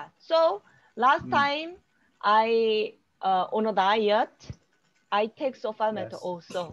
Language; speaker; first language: English; non-native, learner; Korean